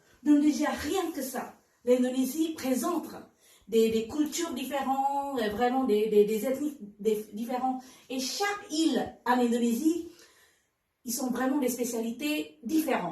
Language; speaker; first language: French; non-native, fluent; Indonesian